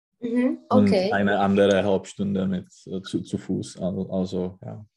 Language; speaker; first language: German; non-native, learner; Czech